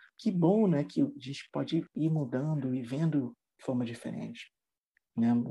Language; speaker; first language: Portuguese; non-native, fluent; English